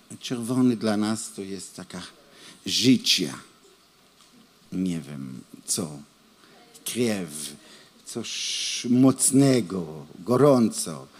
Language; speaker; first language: Polish; non-native, learner; Hebrew